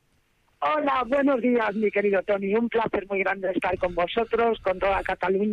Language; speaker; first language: Spanish; native; Spanish